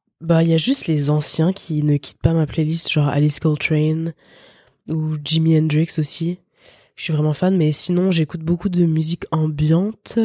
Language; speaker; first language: French; native; French